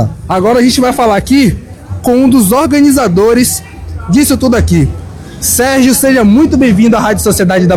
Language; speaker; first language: Portuguese; native; Portuguese